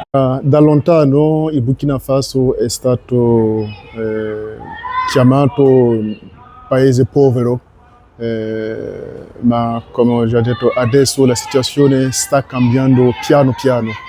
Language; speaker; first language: Italian; non-native, learner; French